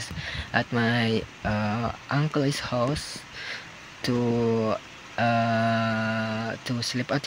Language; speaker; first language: English; non-native, learner; Indonesian